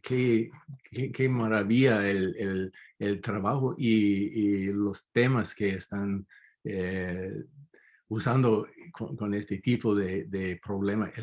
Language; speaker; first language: Spanish; non-native, fluent; English